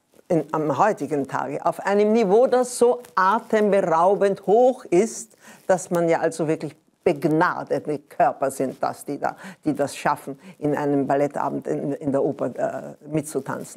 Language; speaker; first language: German; native; German